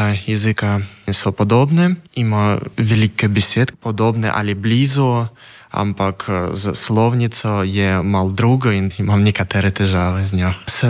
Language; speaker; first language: Slovenian; non-native, learner; Russian